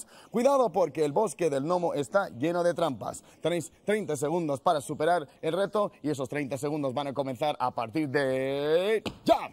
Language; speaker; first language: Spanish; native; Spanish